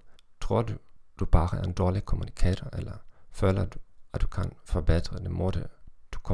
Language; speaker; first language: Danish; non-native, fluent; German